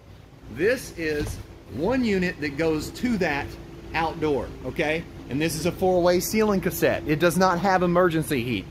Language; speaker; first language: English; native; English